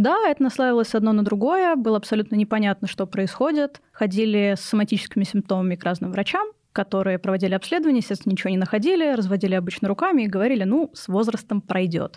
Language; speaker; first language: Russian; native; Russian